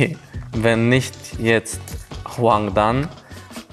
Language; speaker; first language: German; non-native, fluent; Hungarian